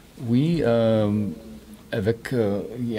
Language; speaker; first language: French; non-native, learner; English